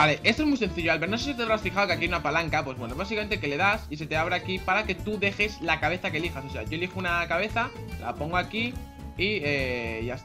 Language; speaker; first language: Spanish; native; Spanish